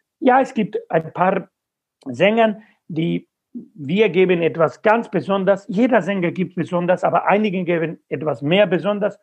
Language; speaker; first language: German; non-native, fluent; Spanish